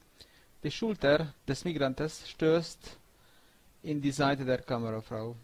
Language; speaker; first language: German; non-native, fluent; Hungarian